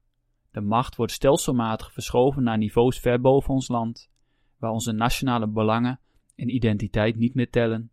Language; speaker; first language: Dutch; native; Dutch